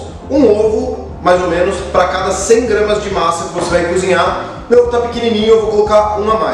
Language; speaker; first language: Portuguese; native; Portuguese